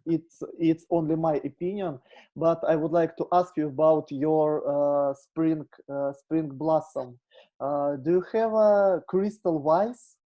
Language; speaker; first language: English; non-native, learner; Russian